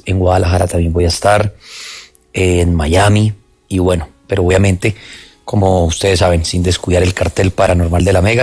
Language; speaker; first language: Spanish; native; Spanish